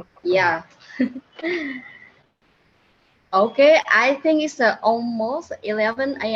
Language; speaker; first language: English; non-native, learner; Vietnamese